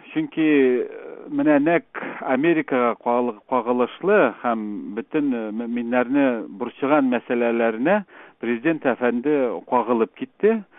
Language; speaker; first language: Tatar; native; Tatar